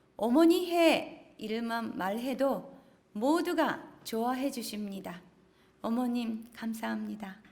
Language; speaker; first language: Korean; non-native, fluent; Japanese